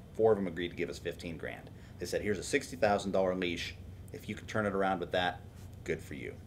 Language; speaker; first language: English; native; English